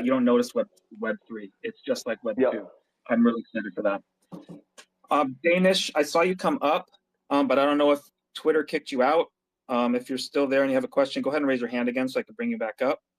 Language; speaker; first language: English; native; English